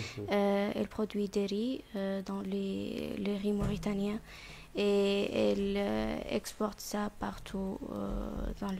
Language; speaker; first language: French; non-native, fluent; Arabic